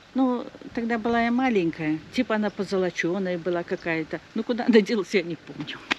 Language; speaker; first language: Russian; native; Russian